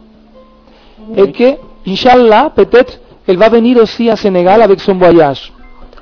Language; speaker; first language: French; non-native, learner; Spanish